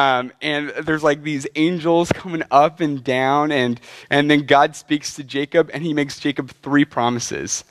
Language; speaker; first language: English; native; English